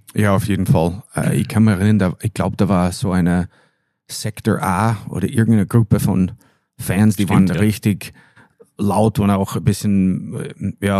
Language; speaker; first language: German; non-native, fluent; English